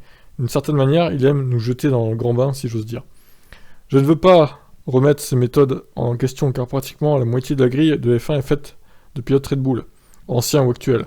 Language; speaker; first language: French; native; French